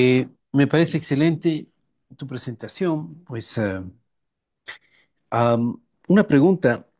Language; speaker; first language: Spanish; native; Spanish